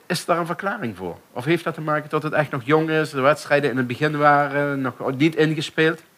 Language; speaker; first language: Dutch; native; Dutch